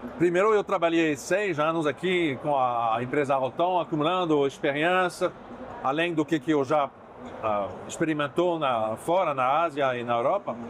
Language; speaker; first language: Portuguese; non-native, fluent; French